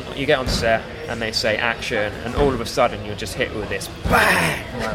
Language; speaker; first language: English; native; English